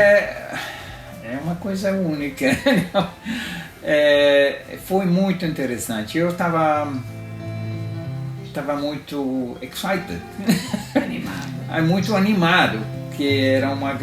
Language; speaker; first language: Portuguese; non-native, fluent; Italian